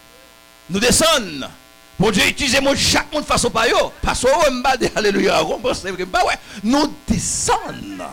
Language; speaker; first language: French; non-native, local second language; Haitian Creole